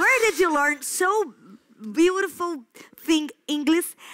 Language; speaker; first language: English; non-native, learner; Portuguese